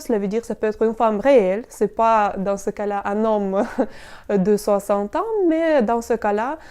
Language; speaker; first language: French; non-native, fluent; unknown